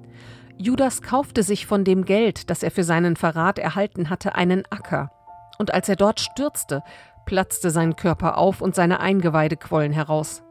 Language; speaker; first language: German; native; German